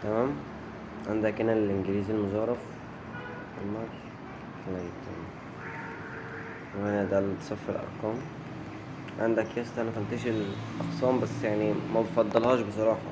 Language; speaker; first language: Arabic; native; Arabic